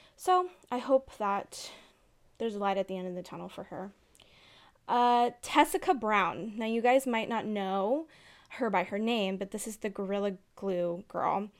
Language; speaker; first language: English; native; English